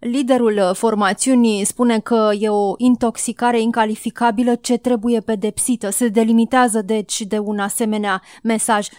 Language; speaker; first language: Romanian; native; Romanian